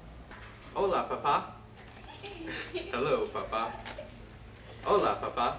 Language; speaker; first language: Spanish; non-native, learner; English